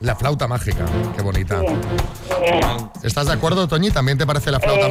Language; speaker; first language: Spanish; native; Spanish